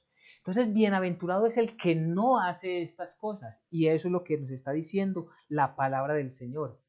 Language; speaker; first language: Spanish; native; Spanish